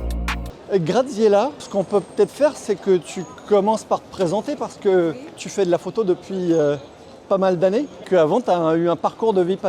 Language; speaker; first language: French; native; French